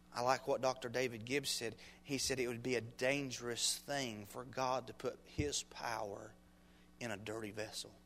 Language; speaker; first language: English; native; English